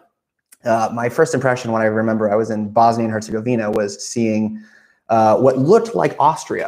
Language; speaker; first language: English; native; English